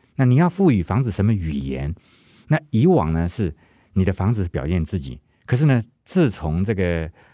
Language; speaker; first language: Chinese; non-native, local second language; Hakka Chinese